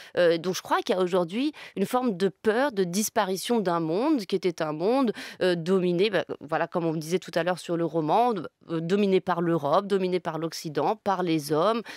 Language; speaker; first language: French; native; French